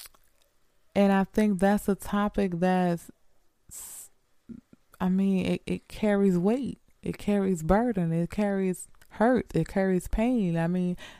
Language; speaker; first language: English; native; English